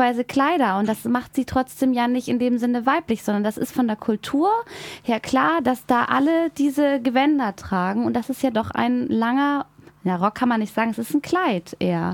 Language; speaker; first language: German; native; German